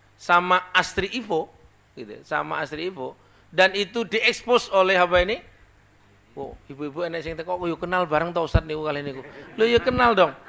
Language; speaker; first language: Indonesian; native; Indonesian